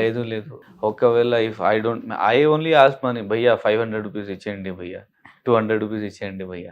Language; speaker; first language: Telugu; non-native, local second language; Urdu